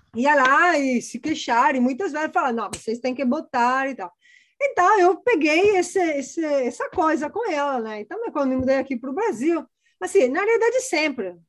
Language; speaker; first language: Portuguese; non-native, fluent; Italian